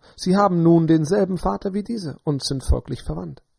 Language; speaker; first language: German; native; German